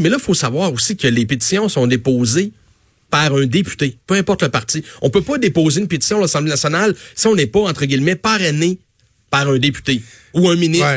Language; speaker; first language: French; native; French